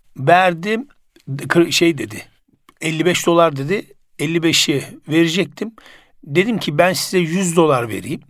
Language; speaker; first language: Turkish; native; Turkish